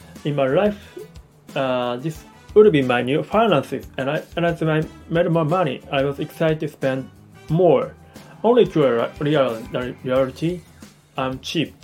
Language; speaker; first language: English; non-native, learner; Japanese